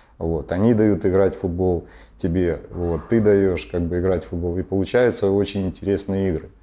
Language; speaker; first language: Russian; native; Russian